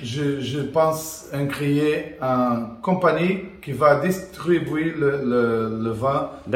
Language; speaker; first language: French; non-native, learner; Portuguese